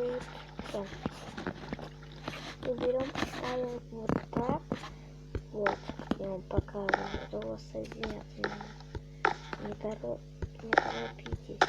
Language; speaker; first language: Russian; native; Russian